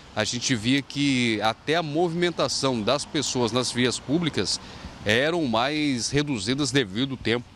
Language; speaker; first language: Portuguese; native; Portuguese